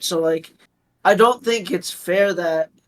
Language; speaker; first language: English; native; English